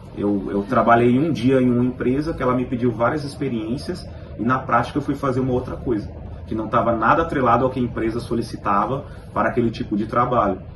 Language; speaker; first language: Portuguese; native; Portuguese